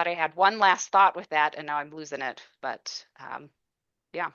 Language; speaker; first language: English; native; English